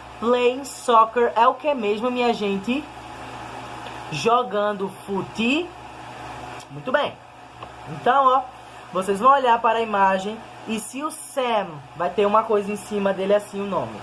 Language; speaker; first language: Portuguese; native; Portuguese